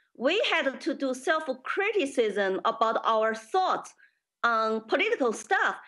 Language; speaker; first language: English; non-native, fluent; Chinese